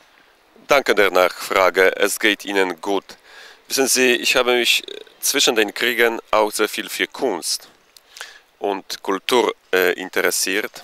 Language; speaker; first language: German; non-native, fluent; Polish